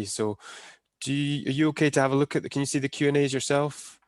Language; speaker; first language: English; native; English